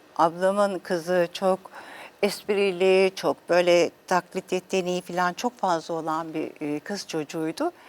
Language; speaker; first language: Turkish; native; Turkish